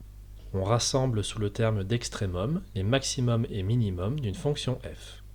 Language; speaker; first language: French; native; French